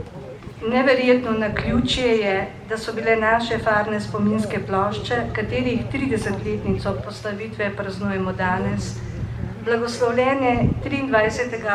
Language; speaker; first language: Slovenian; native; Slovenian